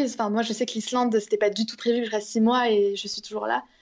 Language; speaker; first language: French; native; French